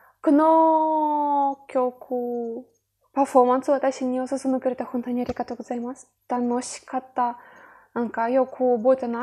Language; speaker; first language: Japanese; non-native, fluent; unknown